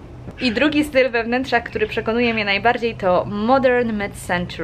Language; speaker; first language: Polish; native; Polish